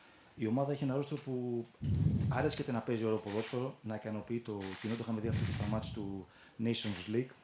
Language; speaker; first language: Greek; native; Greek